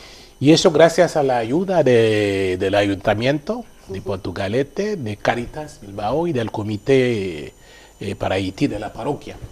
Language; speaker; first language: Spanish; non-native, fluent; Haitian Creole